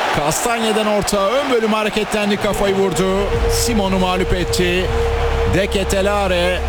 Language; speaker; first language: Turkish; native; Turkish